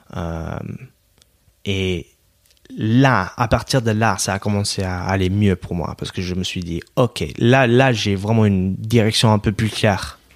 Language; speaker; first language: French; non-native, fluent; English